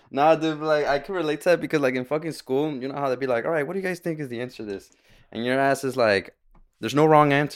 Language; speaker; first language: English; early bilingual, other home language; Spanish